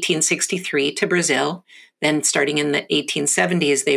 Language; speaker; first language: English; native; English